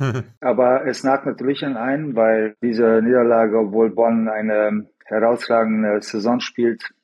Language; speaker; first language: German; early bilingual, other home language; Bosnian